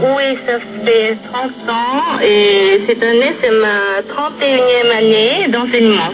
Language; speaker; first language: French; early bilingual, other home language; Korean